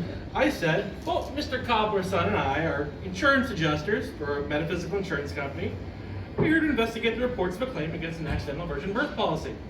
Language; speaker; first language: English; native; English